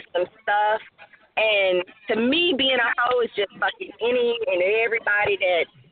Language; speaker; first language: English; native; English